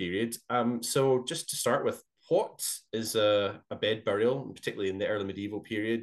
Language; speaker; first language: English; native; English